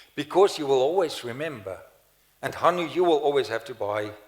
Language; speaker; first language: English; non-native, local second language; Afrikaans